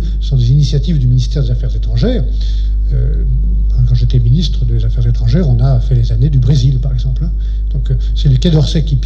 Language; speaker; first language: French; native; French